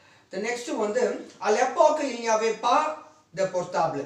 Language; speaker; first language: French; non-native, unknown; Tamil